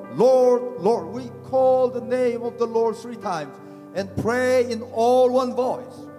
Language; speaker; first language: English; non-native, fluent; Korean